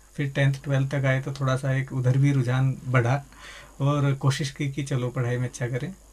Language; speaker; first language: Hindi; native; Hindi